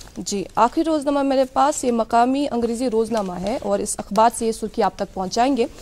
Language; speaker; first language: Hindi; non-native, local second language; Kashmiri